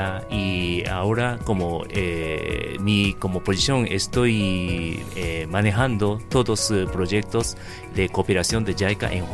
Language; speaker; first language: Spanish; non-native, learner; Japanese